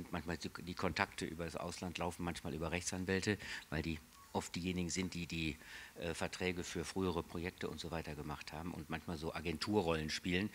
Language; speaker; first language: German; native; German